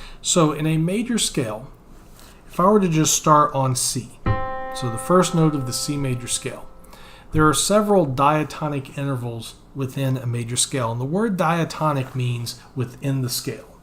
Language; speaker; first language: English; native; English